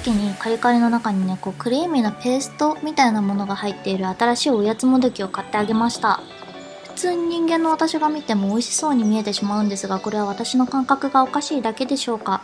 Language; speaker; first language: Japanese; native; Japanese